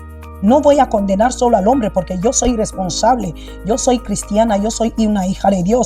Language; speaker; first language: Spanish; non-native, local second language; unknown